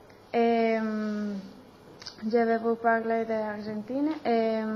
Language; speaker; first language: French; non-native, learner; Spanish